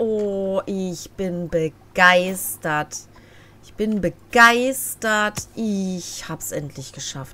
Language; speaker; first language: German; native; German